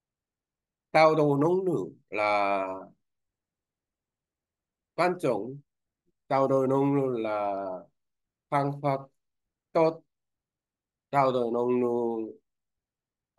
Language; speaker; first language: Vietnamese; non-native, learner; Korean